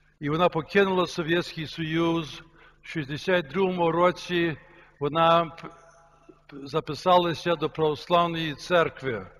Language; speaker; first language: Ukrainian; early bilingual, heritage; Ukrainian